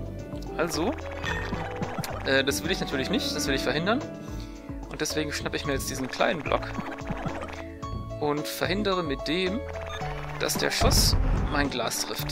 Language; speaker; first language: German; native; German